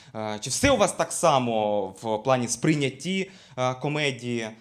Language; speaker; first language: Ukrainian; non-native, local second language; Russian